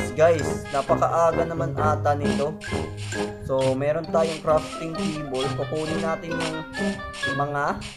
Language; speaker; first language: Filipino; non-native, local second language; Waray